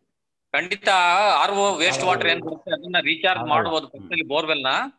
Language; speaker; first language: Kannada; native; Kannada